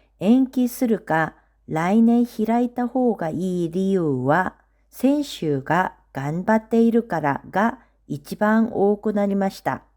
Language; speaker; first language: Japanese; non-native, fluent; Korean